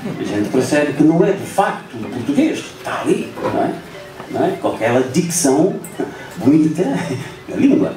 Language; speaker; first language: Portuguese; non-native, local second language; Upper Guinea Crioulo